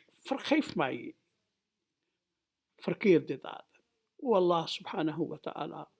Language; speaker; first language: Dutch; non-native, fluent; Urdu